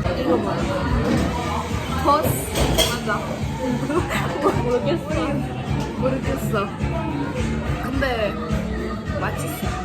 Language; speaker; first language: Korean; non-native, learner; Thai